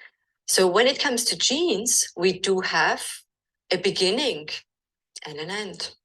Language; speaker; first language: English; non-native, fluent; German